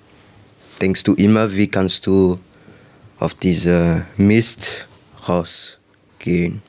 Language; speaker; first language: German; non-native, local second language; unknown